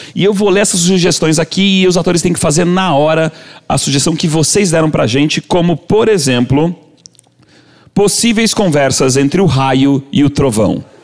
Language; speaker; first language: Portuguese; native; Portuguese